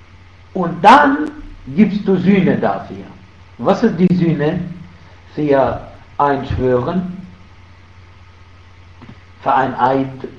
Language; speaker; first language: German; non-native, fluent; Arabic